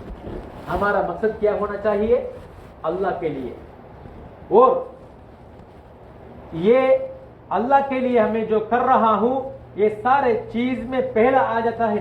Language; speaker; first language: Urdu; non-native, fluent; Tamil